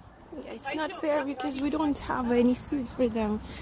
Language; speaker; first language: English; non-native, fluent; Russian